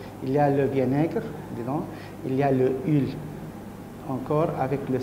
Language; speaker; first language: French; non-native, learner; Arabic